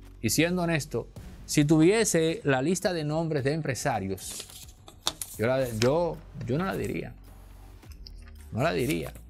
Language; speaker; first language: Spanish; native; Spanish